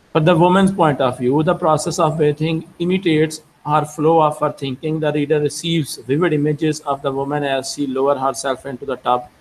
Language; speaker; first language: English; non-native, local second language; Urdu